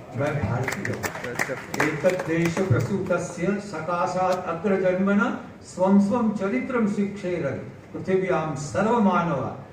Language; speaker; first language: Hindi; non-native, local second language; Gujarati